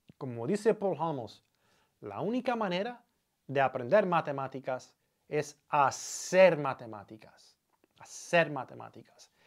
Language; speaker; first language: Spanish; non-native, fluent; English